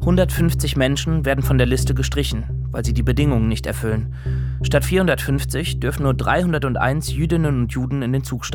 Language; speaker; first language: German; native; German